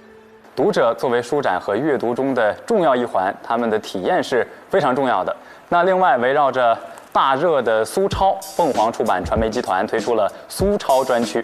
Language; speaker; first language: Chinese; native; Chinese